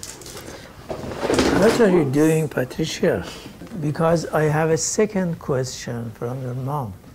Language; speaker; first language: English; non-native, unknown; Persian